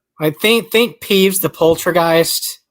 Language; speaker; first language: English; native; English